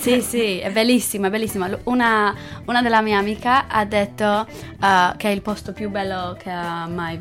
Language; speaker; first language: Italian; non-native, learner; English